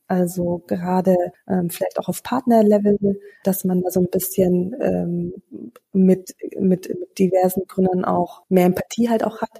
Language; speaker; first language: German; early bilingual, other home language; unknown